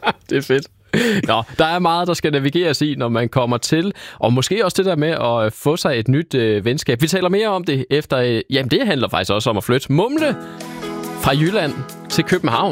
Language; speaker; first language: Danish; native; Danish